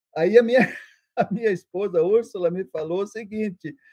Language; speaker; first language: Portuguese; non-native, local second language; German